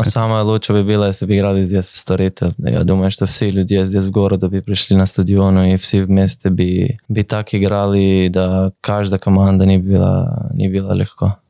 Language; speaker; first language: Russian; non-native, learner; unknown